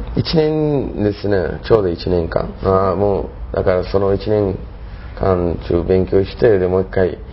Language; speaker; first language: Japanese; non-native, fluent; Turkish